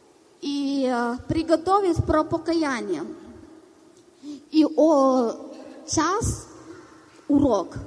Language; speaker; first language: Ukrainian; non-native, learner; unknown